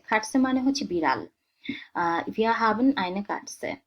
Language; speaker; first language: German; non-native, fluent; Bangla